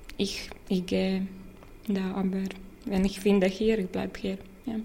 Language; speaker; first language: German; non-native, learner; Latvian